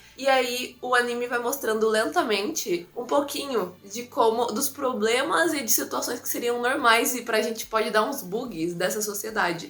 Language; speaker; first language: Portuguese; native; Portuguese